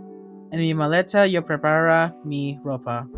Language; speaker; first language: Spanish; non-native, learner; English